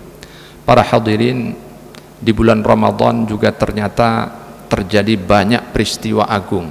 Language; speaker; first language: Indonesian; native; Indonesian